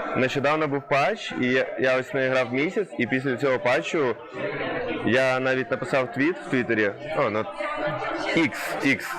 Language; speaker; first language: Ukrainian; non-native, local second language; Russian